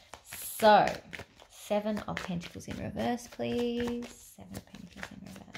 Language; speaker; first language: English; native; English